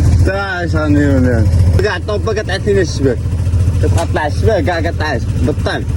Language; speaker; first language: Arabic; native; Arabic